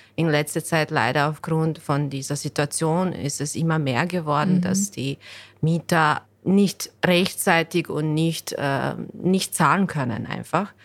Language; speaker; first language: German; non-native, fluent; Bosnian